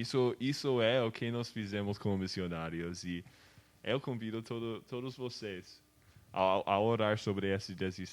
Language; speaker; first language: Portuguese; non-native, learner; English